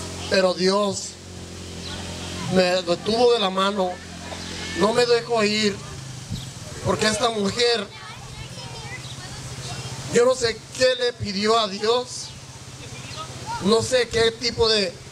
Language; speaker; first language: Spanish; native; Spanish